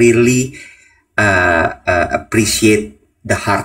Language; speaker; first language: English; non-native, fluent; Indonesian